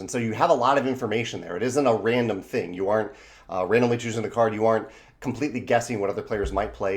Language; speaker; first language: English; native; English